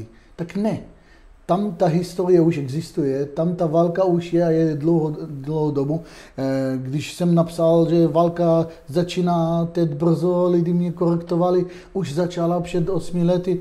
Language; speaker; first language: Czech; non-native, fluent; Hebrew